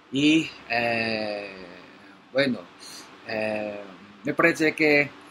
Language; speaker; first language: Spanish; non-native, learner; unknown